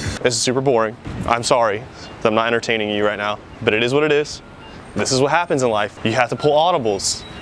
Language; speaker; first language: English; native; English